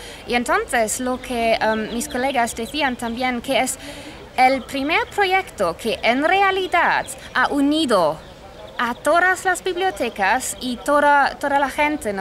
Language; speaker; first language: Spanish; non-native, fluent; English